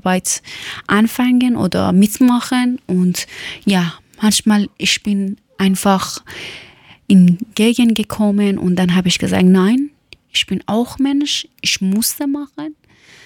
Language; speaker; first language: German; non-native, learner; Persian